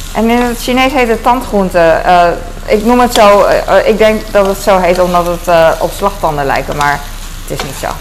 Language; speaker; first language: Dutch; early bilingual, other home language; Cantonese